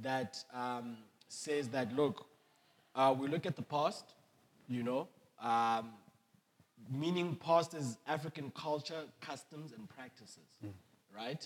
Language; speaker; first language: English; non-native, local second language; Southern Sotho